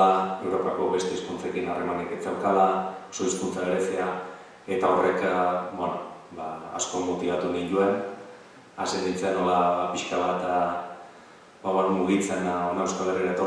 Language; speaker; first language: Basque; non-native, fluent; Catalan